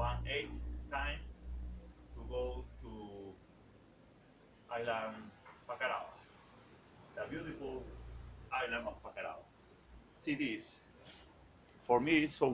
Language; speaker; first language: English; non-native, learner; Spanish